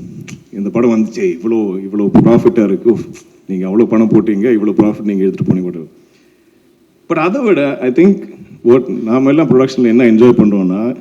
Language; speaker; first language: Tamil; non-native, local second language; Malayalam